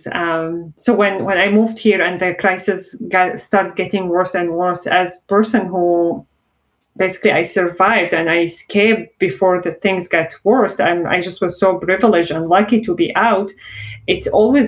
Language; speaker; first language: English; non-native, fluent; Arabic